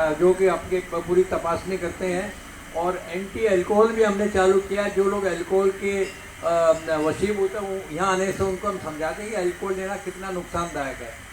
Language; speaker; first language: Hindi; non-native, local second language; Gujarati